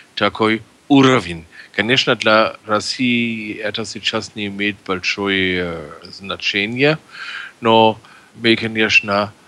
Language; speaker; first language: Russian; non-native, fluent; German